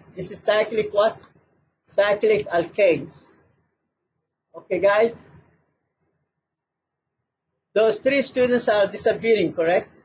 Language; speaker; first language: English; non-native, fluent; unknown